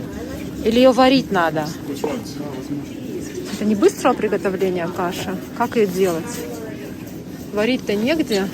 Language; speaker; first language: Russian; native; Russian